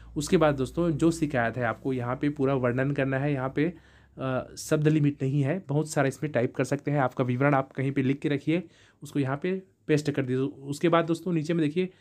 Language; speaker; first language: Hindi; native; Hindi